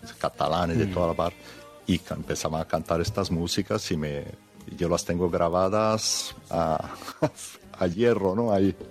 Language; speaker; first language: Spanish; early bilingual, heritage; Spanish